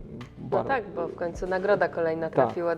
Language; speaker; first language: Polish; native; Polish